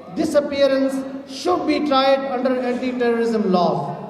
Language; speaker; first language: English; non-native, local second language; Urdu